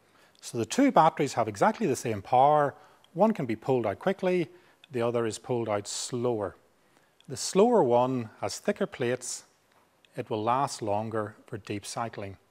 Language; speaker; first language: English; native; English